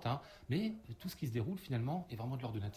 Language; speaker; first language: French; native; French